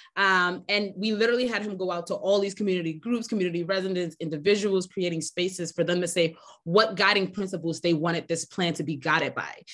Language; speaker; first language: English; native; English